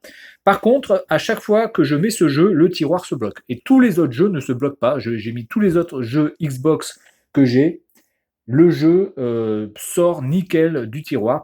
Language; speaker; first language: French; native; French